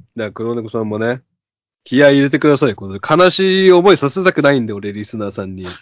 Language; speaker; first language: Japanese; native; Japanese